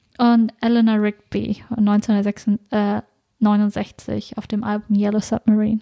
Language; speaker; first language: German; early bilingual, other home language; Vietnamese